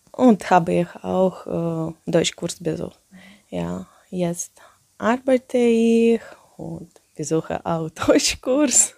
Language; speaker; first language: German; non-native, fluent; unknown